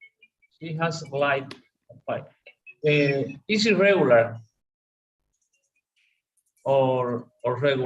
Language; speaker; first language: English; non-native, learner; Spanish